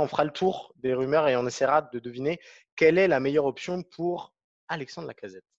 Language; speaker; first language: French; native; French